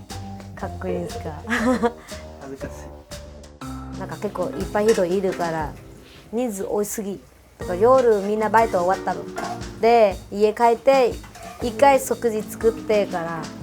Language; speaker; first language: Japanese; non-native, learner; Vietnamese